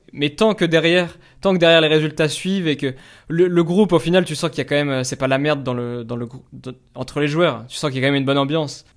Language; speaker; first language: French; native; French